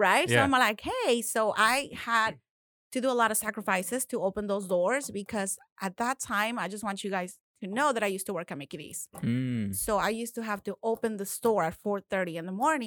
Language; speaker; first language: English; non-native, fluent; Spanish